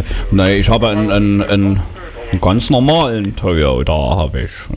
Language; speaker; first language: German; native; German